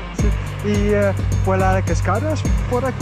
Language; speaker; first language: Spanish; non-native, learner; Dutch